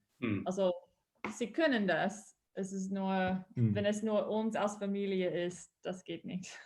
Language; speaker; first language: German; non-native, learner; English